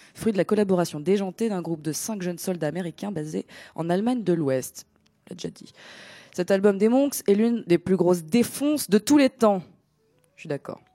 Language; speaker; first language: French; non-native, fluent; Greek